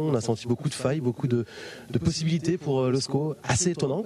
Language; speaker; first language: French; native; French